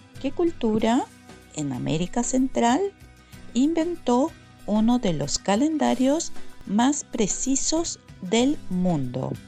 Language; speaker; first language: Spanish; non-native, fluent; Norwegian